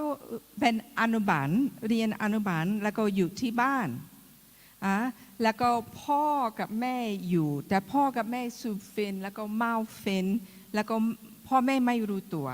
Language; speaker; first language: Thai; non-native, fluent; English